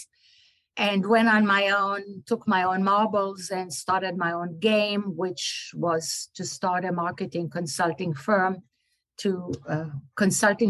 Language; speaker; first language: English; non-native, fluent; Hebrew